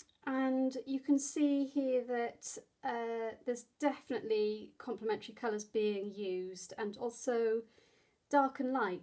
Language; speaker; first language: English; native; English